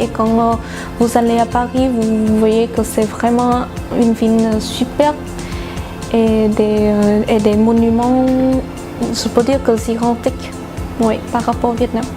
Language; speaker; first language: French; non-native, fluent; Vietnamese